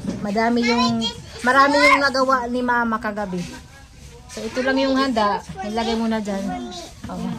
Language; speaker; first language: Filipino; non-native, local second language; Waray